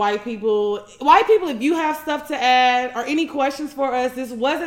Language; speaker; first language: English; native; English